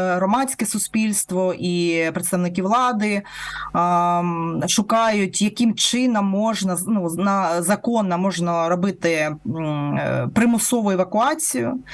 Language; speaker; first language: Ukrainian; non-native, local second language; Russian